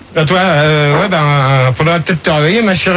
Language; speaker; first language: French; native; French